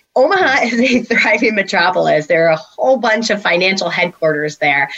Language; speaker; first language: English; native; English